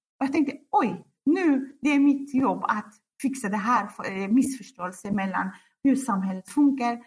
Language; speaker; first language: Swedish; non-native, fluent; Kurdish